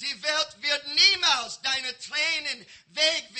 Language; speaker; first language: German; non-native, learner; English